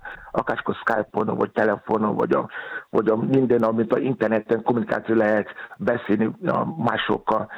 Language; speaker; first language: Hungarian; non-native, fluent; Yoruba